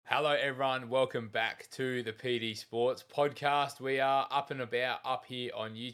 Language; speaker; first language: English; native; English